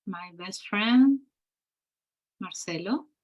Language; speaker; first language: English; non-native, learner; Spanish